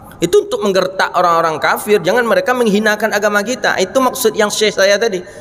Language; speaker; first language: Malay; non-native, local second language; Minangkabau